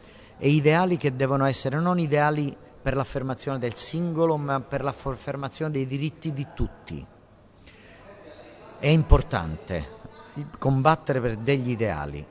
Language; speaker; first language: Italian; native; Italian